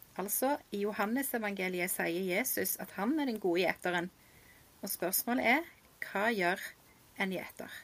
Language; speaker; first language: Norwegian; native; Norwegian